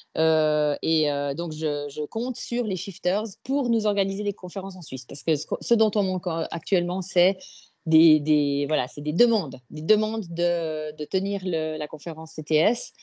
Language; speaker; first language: French; native; French